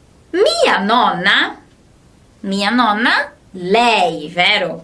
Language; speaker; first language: Italian; non-native, fluent; Portuguese